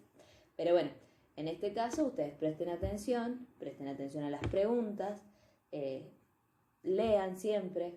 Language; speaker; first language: Spanish; native; Spanish